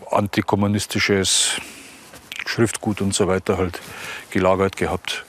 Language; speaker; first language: German; native; German